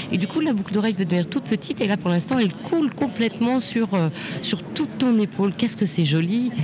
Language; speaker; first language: French; native; French